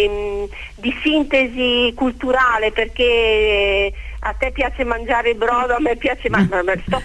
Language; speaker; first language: Italian; native; Italian